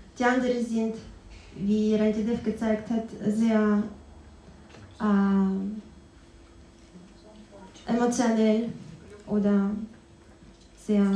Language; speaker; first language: German; non-native, fluent; Russian